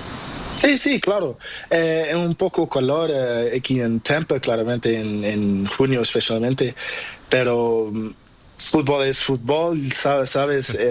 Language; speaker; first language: Spanish; non-native, learner; Portuguese